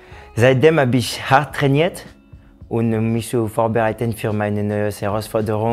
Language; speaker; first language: German; non-native, fluent; French